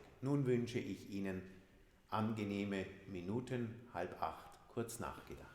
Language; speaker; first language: German; native; German